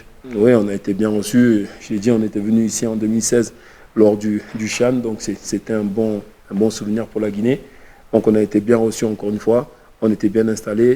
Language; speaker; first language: French; native; French